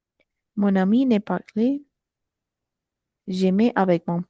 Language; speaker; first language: French; non-native, learner; Spanish